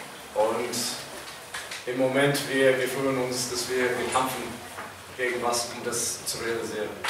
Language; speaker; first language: German; non-native, fluent; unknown